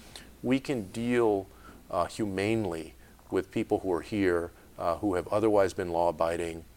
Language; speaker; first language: English; native; English